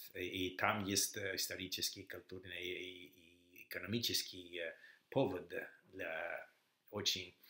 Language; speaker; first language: Russian; non-native, learner; English